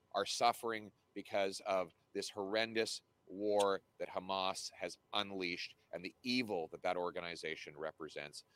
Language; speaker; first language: English; native; English